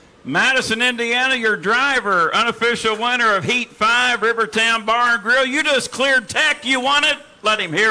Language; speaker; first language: English; native; English